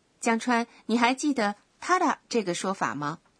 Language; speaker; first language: Chinese; native; Chinese